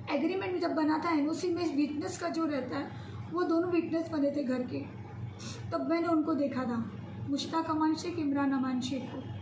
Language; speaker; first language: Hindi; native; Hindi